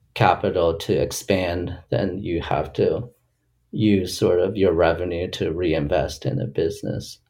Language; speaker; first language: English; early bilingual, other home language; Chinese